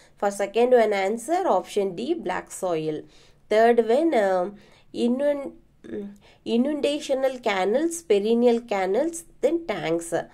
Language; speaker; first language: English; non-native, local second language; Tamil